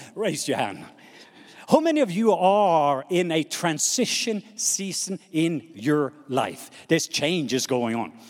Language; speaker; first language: English; non-native, fluent; Norwegian